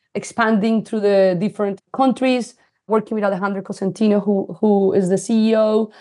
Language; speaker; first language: English; non-native, fluent; Spanish